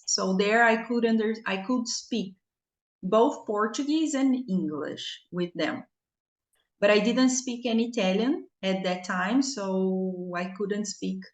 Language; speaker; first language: English; non-native, fluent; Portuguese